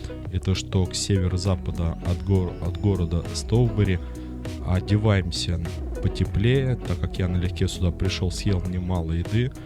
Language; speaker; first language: Russian; native; Russian